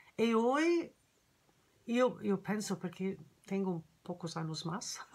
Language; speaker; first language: Spanish; non-native, learner; English